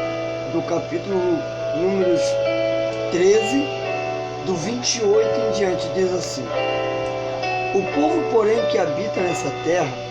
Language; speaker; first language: Portuguese; native; Portuguese